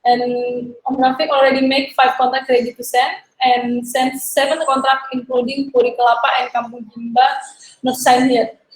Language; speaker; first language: English; non-native, learner; Indonesian